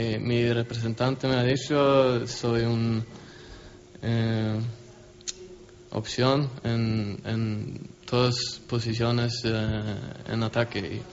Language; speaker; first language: Spanish; non-native, learner; Swedish